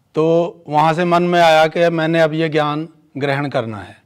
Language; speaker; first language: Hindi; native; Hindi